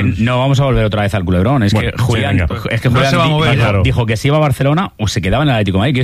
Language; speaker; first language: Spanish; native; Spanish